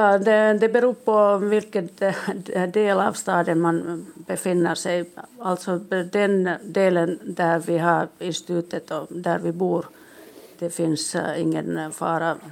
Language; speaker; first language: Swedish; non-native, local second language; Finnish